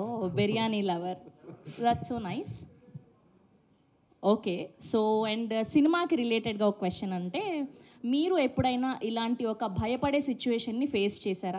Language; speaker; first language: Telugu; native; Telugu